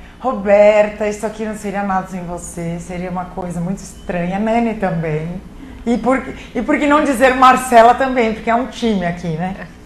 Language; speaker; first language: Portuguese; native; Portuguese